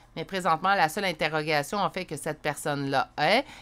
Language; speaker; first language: French; native; French